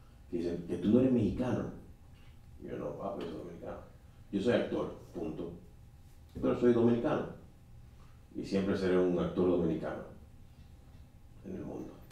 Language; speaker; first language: Spanish; native; Spanish